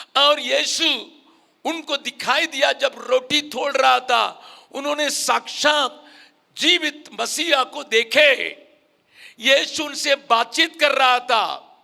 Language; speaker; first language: Hindi; non-native, local second language; Tamil